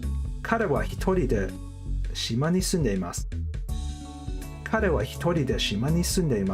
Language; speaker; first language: Japanese; non-native, learner; English